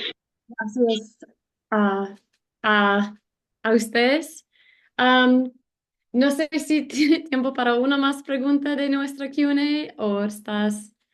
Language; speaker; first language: Spanish; non-native, learner; English